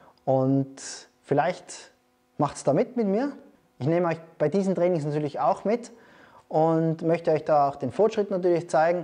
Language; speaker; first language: German; native; German